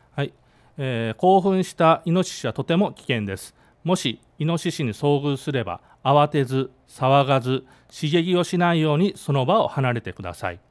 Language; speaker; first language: Japanese; native; Japanese